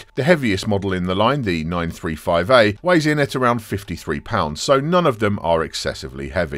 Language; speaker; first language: English; native; English